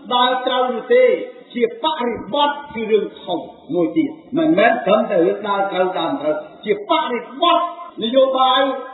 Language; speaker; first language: Khmer; native; Khmer